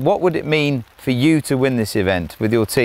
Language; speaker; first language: English; native; English